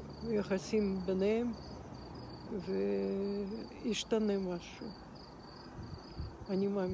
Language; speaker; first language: Hebrew; non-native, fluent; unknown